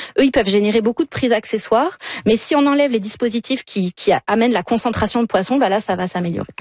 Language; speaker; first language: French; native; French